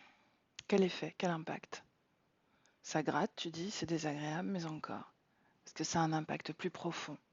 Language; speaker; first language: French; native; French